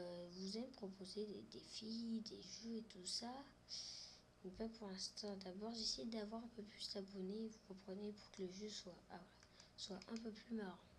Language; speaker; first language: French; native; French